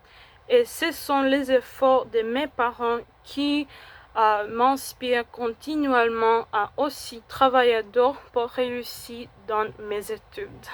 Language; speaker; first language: French; non-native, fluent; Spanish